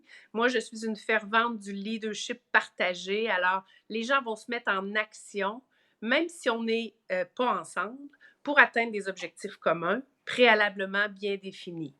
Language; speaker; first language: French; native; French